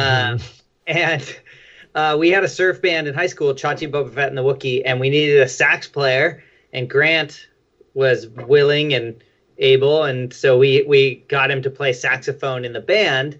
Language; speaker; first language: English; native; English